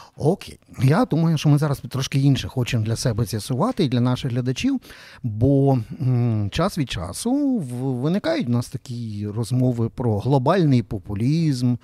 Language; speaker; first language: Ukrainian; native; Ukrainian